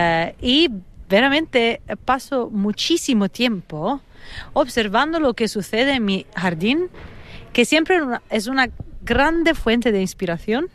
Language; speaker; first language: Spanish; non-native, fluent; Italian